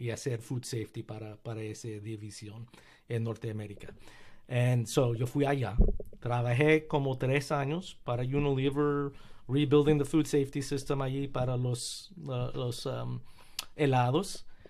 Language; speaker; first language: Spanish; early bilingual, heritage; Spanish